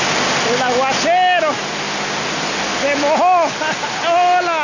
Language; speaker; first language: Spanish; native; Spanish